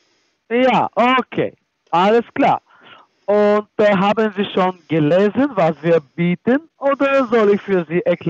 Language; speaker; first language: German; non-native, fluent; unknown